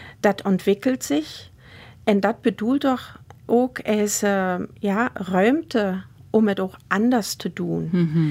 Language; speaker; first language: Dutch; non-native, fluent; German